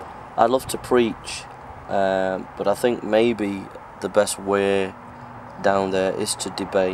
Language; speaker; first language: English; native; English